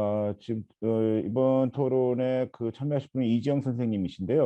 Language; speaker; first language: Korean; native; Korean